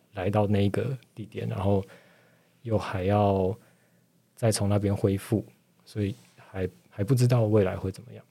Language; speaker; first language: Chinese; native; Chinese